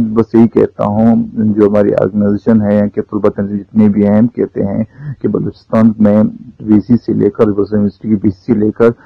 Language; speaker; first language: Urdu; non-native, local second language; Baluchi